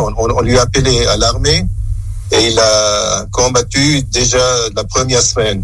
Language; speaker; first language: French; non-native, local second language; German